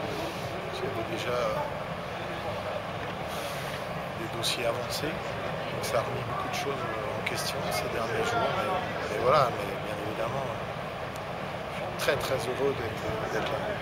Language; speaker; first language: French; native; French